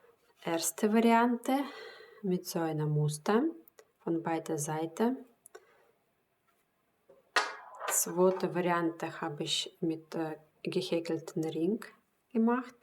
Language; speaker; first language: German; non-native, fluent; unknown